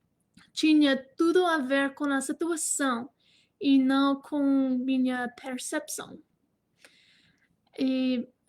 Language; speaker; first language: Portuguese; non-native, fluent; English